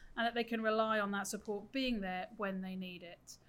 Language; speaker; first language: English; native; English